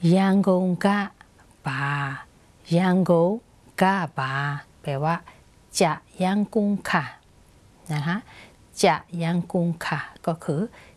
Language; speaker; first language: Thai; native; Thai